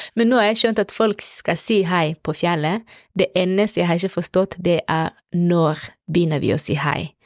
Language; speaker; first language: Norwegian; non-native, fluent; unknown